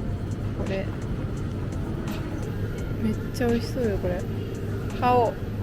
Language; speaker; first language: Japanese; native; Japanese